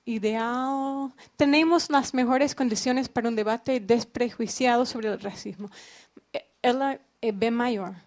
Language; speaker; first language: Portuguese; non-native, fluent; English